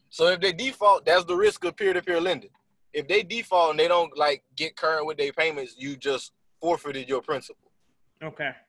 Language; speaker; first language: English; native; English